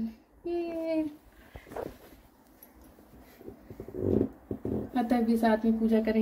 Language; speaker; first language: Hindi; native; Hindi